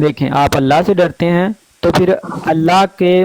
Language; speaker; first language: Urdu; non-native, local second language; Punjabi